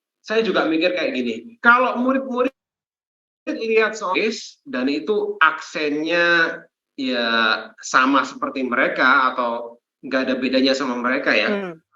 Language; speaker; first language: Indonesian; non-native, fluent; English